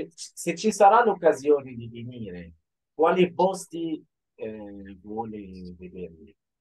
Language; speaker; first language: Italian; non-native, fluent; Arabic